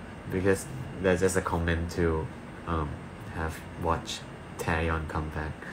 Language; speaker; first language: English; non-native, fluent; Thai